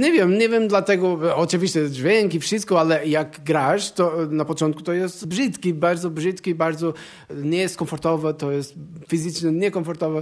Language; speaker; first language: Polish; non-native, learner; Portuguese